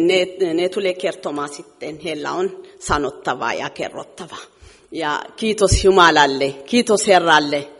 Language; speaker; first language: Finnish; non-native, fluent; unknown